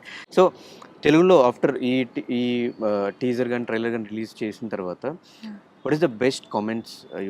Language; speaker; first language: Telugu; native; Telugu